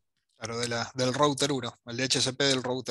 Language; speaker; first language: Spanish; native; Spanish